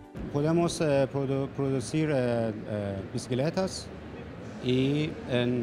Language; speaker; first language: Spanish; non-native, learner; Persian